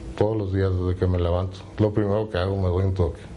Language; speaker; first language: Spanish; native; Spanish